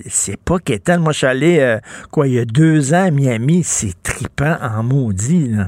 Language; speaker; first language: French; native; French